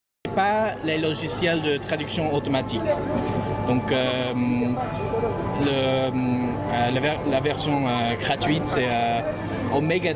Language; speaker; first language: French; non-native, fluent; English